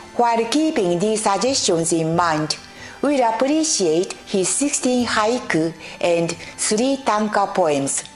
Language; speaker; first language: English; non-native, fluent; Japanese